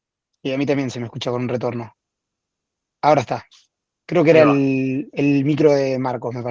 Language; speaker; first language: Spanish; native; Spanish